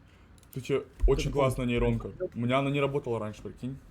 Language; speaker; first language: Russian; native; Russian